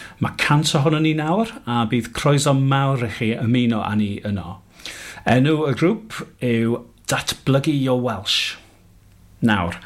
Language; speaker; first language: Welsh; non-native, fluent; English